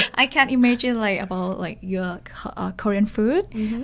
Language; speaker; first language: English; non-native, learner; Thai